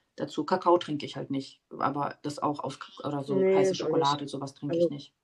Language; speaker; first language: German; early bilingual, other home language; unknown